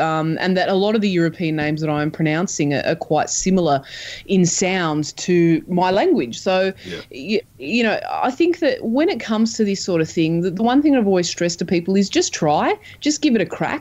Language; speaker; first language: English; non-native, local second language; Croatian